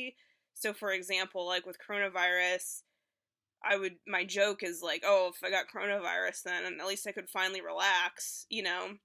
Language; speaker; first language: English; native; English